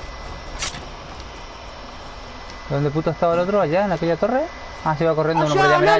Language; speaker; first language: Spanish; native; Spanish